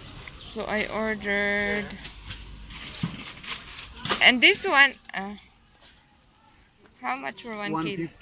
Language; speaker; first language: English; non-native, learner; Filipino